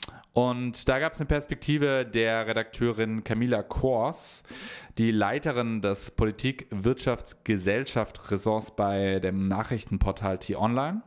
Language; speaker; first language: German; native; German